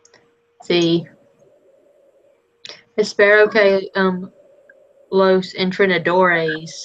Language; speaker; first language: Spanish; non-native, learner; English